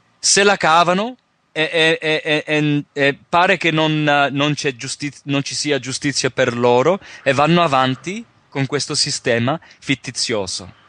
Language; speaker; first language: Italian; early bilingual, heritage; Italian